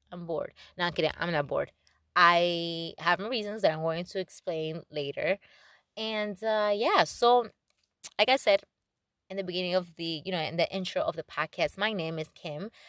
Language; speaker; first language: English; non-native, fluent; Spanish